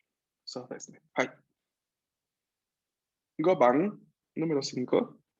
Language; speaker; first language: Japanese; non-native, fluent; Spanish